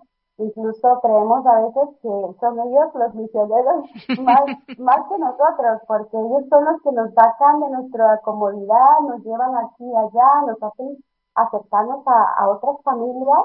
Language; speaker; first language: Spanish; native; Spanish